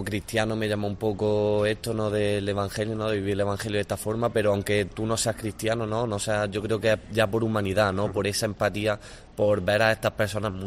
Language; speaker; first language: Spanish; native; Spanish